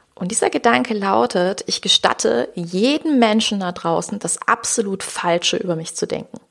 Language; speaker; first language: German; native; German